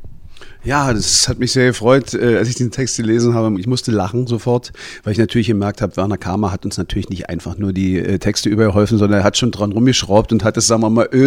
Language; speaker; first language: German; native; German